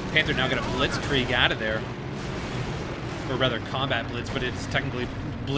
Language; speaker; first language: English; native; English